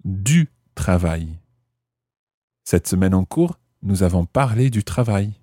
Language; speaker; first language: French; non-native, fluent; English